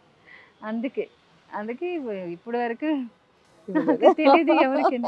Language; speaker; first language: Telugu; non-native, local second language; Tamil